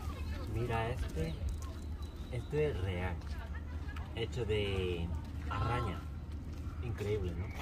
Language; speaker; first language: Spanish; non-native, fluent; Korean